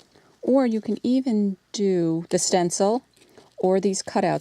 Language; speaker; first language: English; native; English